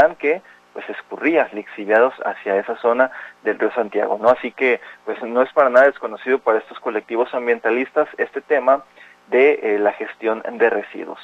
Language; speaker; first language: Spanish; native; Spanish